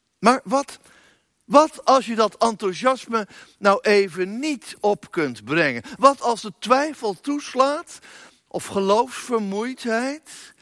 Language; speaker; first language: Dutch; native; Dutch